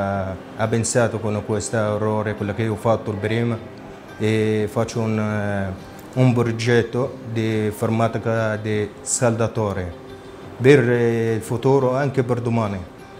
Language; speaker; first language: Italian; non-native, learner; Arabic